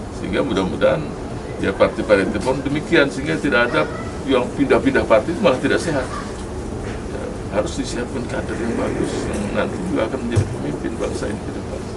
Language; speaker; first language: Indonesian; native; Indonesian